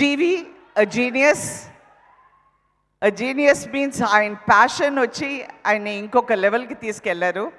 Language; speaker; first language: Telugu; non-native, fluent; Tamil